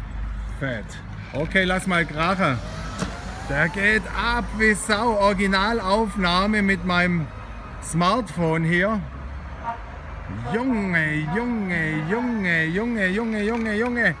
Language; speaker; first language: German; native; German